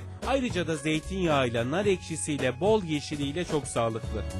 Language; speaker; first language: Turkish; native; Turkish